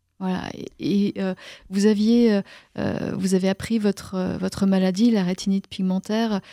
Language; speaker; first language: French; native; French